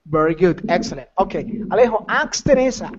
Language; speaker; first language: English; non-native, fluent; Spanish